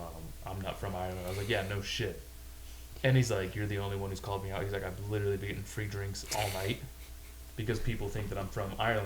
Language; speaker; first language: English; native; English